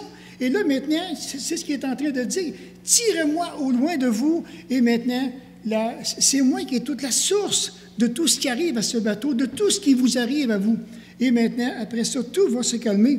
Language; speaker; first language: French; native; French